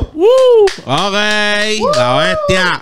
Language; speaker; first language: Spanish; native; Spanish